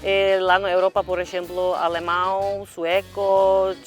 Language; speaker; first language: Portuguese; non-native, learner; Finnish